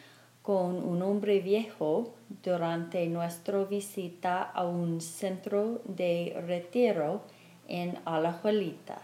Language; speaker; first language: Spanish; non-native, fluent; English